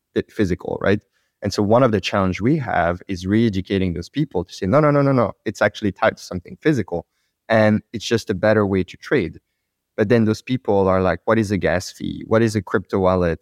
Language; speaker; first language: English; non-native, fluent; French